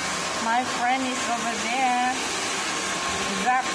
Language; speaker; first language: English; non-native, local second language; Filipino